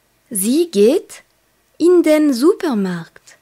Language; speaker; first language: German; non-native, fluent; French